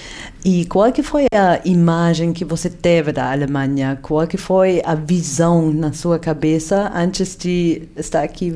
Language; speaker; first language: Portuguese; non-native, fluent; German